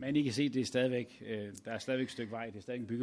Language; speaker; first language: Danish; native; Danish